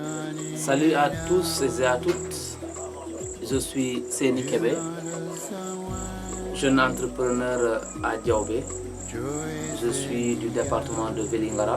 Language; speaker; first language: French; non-native, local second language; Mandingo